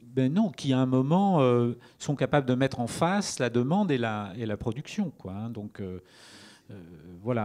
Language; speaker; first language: French; native; French